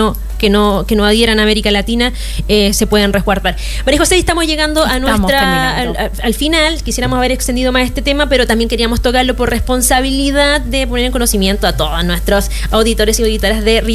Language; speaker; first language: Spanish; native; Spanish